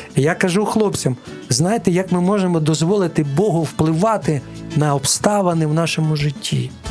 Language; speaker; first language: Ukrainian; non-native, local second language; Russian